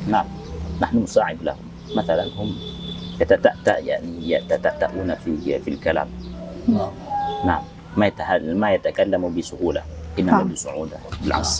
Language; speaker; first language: Arabic; non-native, fluent; Indonesian